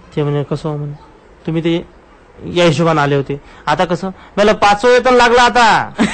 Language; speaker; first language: Marathi; non-native, local second language; Urdu